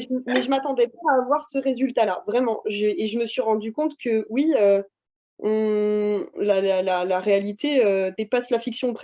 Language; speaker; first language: French; native; French